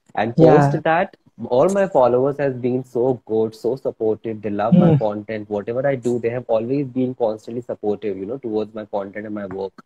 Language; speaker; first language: English; non-native, local second language; Hindi